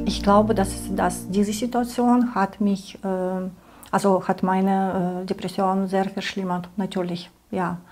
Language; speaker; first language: German; non-native, learner; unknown